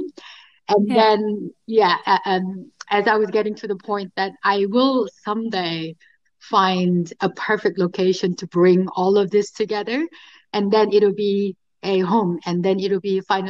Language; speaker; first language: English; non-native, fluent; Korean